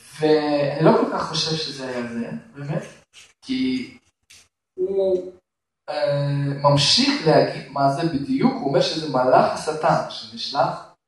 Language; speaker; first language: Hebrew; non-native, fluent; Russian